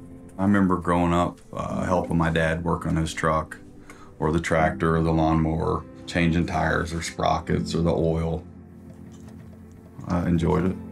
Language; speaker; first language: English; native; English